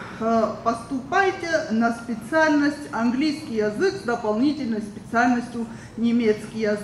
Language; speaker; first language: Russian; non-native, local second language; Ossetic